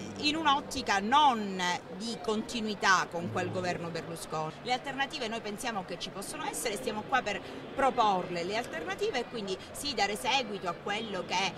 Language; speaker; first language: Italian; native; Italian